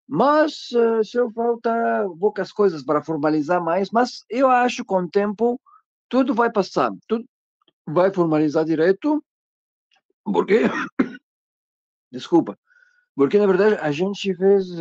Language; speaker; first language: Portuguese; non-native, learner; Arabic